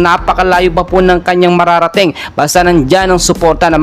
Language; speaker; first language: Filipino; native; Filipino